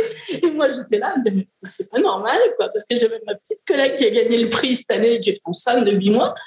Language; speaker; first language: French; native; French